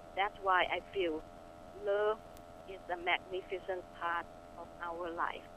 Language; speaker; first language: English; non-native, fluent; Thai